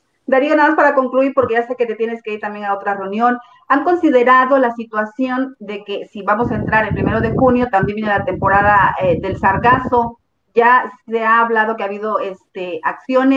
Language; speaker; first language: Spanish; native; Spanish